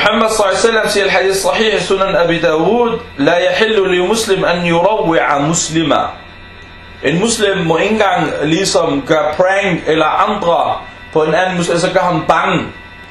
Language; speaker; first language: Danish; early bilingual, other home language; Arabic